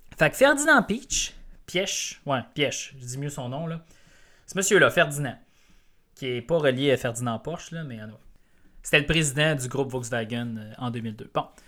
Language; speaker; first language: French; native; French